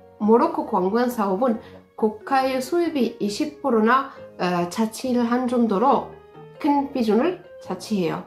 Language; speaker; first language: Korean; non-native, fluent; Arabic